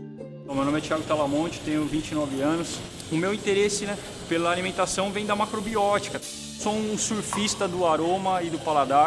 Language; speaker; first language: Portuguese; native; Portuguese